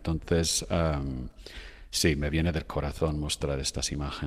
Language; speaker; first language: Spanish; non-native, fluent; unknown